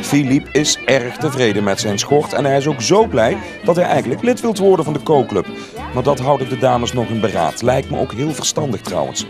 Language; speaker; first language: Dutch; native; Dutch